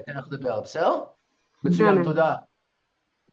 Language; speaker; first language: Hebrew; early bilingual, heritage; Hebrew